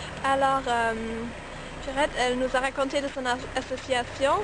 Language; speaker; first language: French; non-native, fluent; German